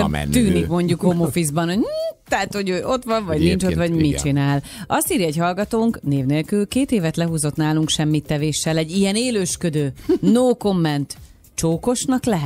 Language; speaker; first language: Hungarian; native; Hungarian